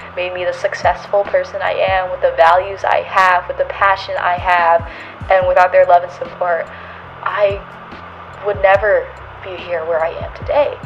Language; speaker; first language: English; native; English